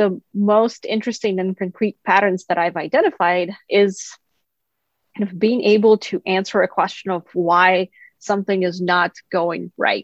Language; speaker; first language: English; non-native, fluent; Kazakh